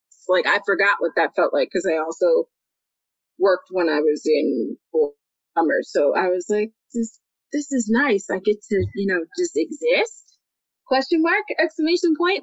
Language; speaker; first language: English; native; English